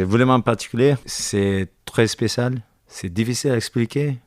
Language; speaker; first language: French; non-native, learner; Japanese